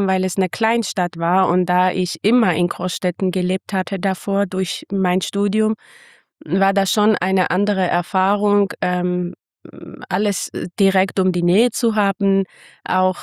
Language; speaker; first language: German; non-native, fluent; Armenian